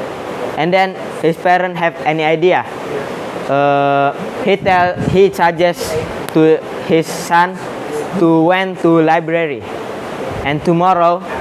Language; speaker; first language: English; non-native, learner; Indonesian